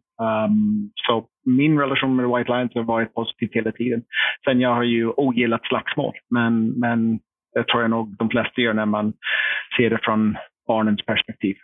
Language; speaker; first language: Swedish; non-native, fluent; English